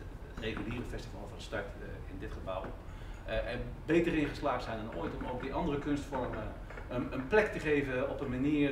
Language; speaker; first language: Dutch; native; Dutch